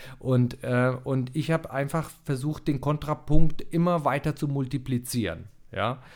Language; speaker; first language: German; early bilingual, other home language; Persian